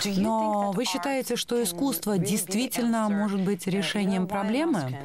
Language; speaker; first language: Russian; native; Russian